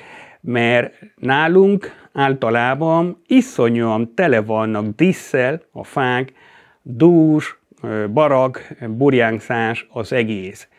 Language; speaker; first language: Hungarian; non-native, fluent; Spanish